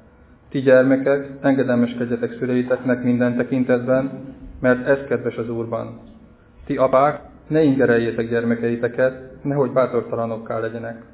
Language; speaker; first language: Hungarian; native; Hungarian